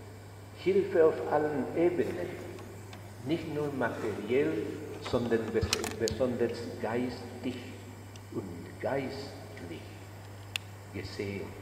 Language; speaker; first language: German; non-native, fluent; Spanish